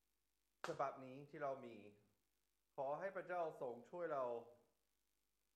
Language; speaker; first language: Thai; non-native, fluent; English